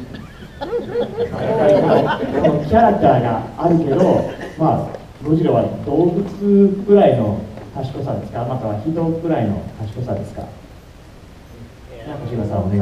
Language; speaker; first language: Japanese; non-native, fluent; English